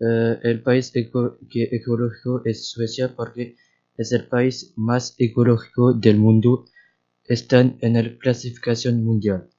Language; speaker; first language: Spanish; non-native, learner; French